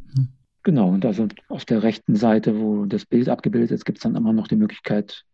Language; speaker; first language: German; native; German